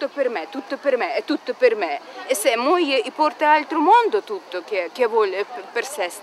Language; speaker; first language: Italian; non-native, learner; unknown